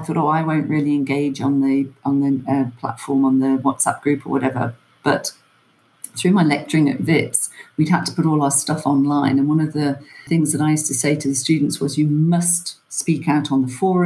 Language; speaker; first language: English; native; English